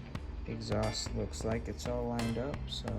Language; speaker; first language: English; native; English